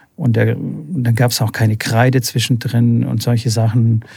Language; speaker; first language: German; early bilingual, other home language; Bulgarian